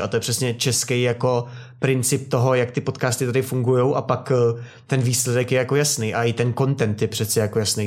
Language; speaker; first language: Czech; native; Czech